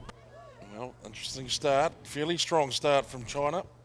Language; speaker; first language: English; native; English